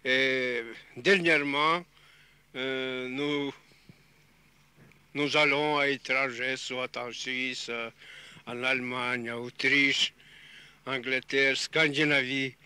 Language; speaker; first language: French; non-native, learner; Russian